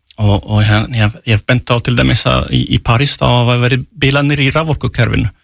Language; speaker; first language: Icelandic; non-native, fluent; French